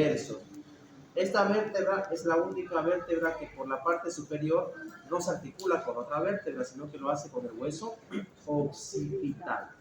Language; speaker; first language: Spanish; native; Spanish